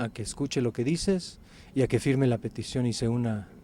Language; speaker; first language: Spanish; native; Spanish